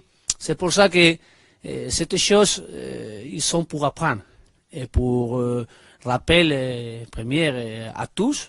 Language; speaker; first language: French; non-native, learner; Spanish